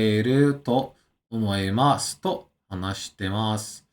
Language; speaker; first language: Japanese; non-native, learner; English